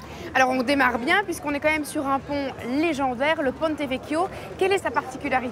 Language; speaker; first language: French; native; French